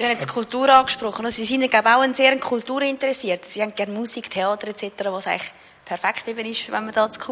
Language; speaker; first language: German; native; German